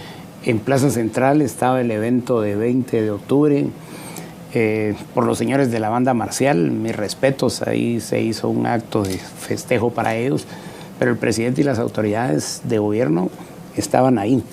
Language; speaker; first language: Spanish; native; Spanish